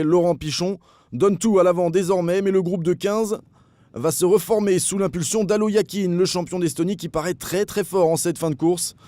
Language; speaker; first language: French; native; French